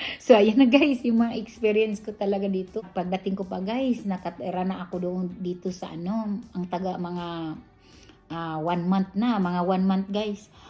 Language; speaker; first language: Filipino; non-native, local second language; Cebuano